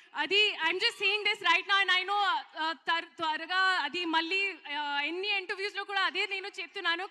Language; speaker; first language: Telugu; non-native, learner; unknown